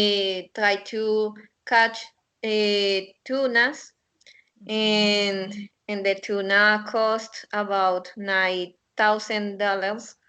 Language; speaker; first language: English; non-native, learner; Spanish